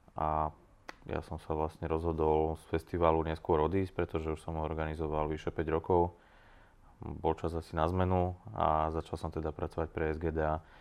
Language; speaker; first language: Slovak; native; Slovak